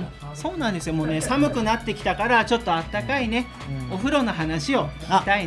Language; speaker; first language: Japanese; native; Japanese